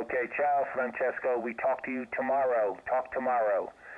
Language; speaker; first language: English; native; English